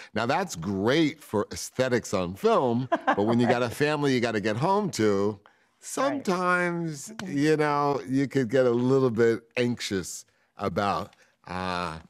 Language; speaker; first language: English; native; English